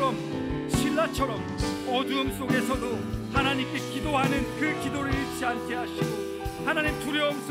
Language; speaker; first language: Korean; native; Korean